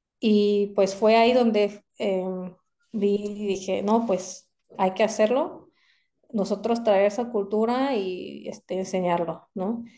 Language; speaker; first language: Spanish; non-native, fluent; Korean